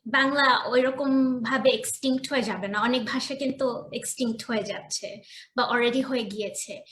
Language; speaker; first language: Bangla; early bilingual, heritage; Bangla